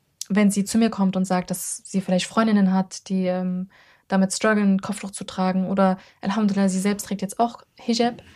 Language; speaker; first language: German; early bilingual, other home language; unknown